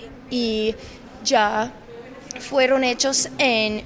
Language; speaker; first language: Spanish; non-native, learner; English